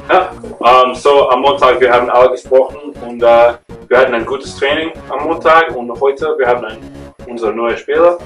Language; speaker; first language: German; non-native, learner; English